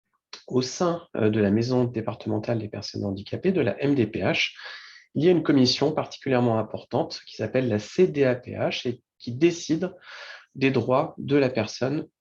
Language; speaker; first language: French; native; French